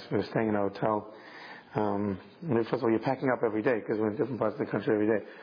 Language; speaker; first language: English; native; English